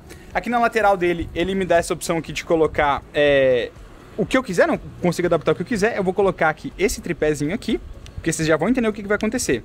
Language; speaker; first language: Portuguese; native; Portuguese